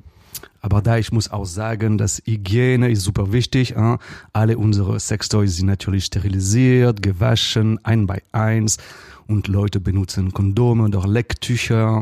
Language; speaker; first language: German; non-native, fluent; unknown